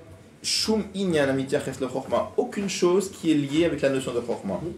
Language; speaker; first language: French; native; French